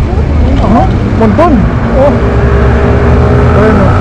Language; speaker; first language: Spanish; non-native, learner; Filipino